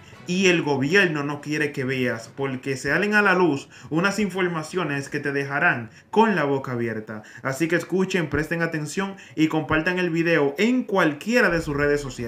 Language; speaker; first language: Spanish; native; Spanish